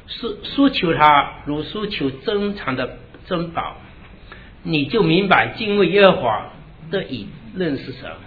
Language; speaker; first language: Chinese; native; Chinese